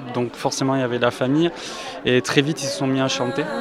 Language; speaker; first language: French; native; French